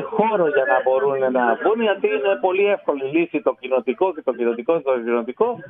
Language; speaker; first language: Greek; non-native, fluent; Spanish